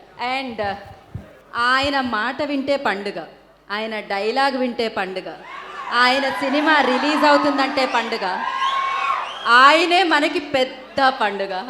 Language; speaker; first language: Telugu; native; Telugu